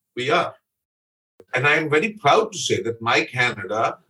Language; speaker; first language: English; non-native, local second language; Punjabi